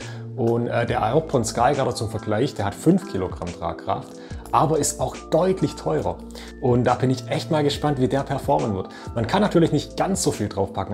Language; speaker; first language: German; native; German